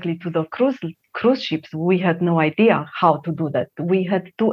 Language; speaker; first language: English; non-native, fluent; Romanian